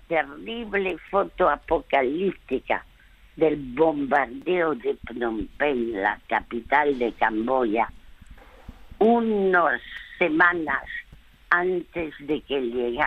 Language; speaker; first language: Spanish; early bilingual, other home language; French